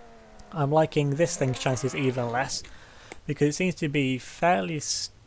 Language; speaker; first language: English; native; English